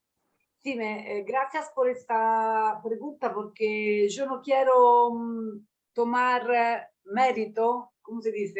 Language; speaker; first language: Spanish; non-native, learner; Italian